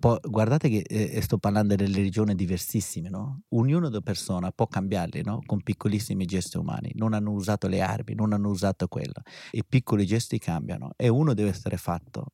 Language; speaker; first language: Italian; non-native, fluent; Persian